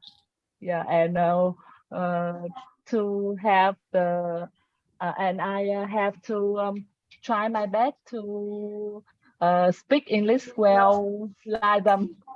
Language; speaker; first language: English; non-native, learner; Vietnamese